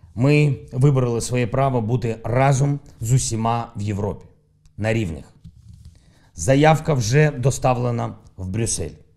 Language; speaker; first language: Ukrainian; non-native, local second language; Russian